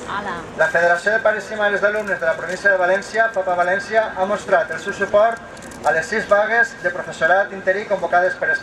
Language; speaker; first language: Catalan; native; Catalan